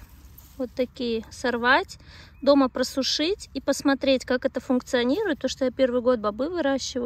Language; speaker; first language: Russian; native; Russian